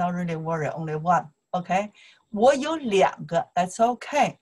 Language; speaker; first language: English; non-native, learner; Chinese